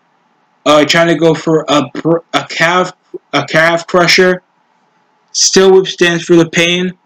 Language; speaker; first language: English; native; English